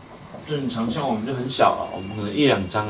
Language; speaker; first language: Chinese; native; Chinese